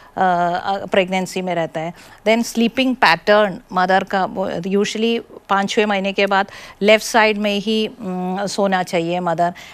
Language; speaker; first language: Hindi; non-native, local second language; Malayalam